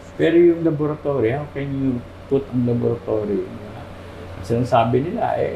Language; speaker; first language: Filipino; non-native, local second language; Bikol